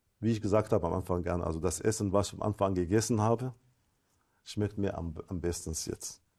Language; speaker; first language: German; non-native, fluent; Arabic